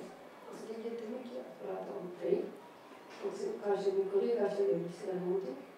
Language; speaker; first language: Swedish; non-native, learner; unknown